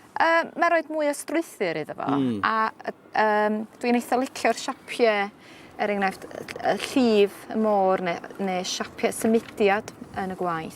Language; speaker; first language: Welsh; native; Welsh